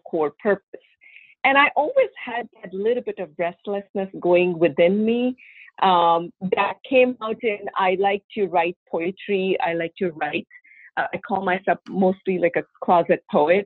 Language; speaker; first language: English; non-native, local second language; Hindi